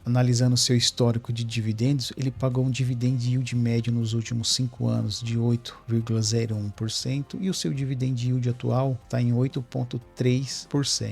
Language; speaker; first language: Portuguese; native; Portuguese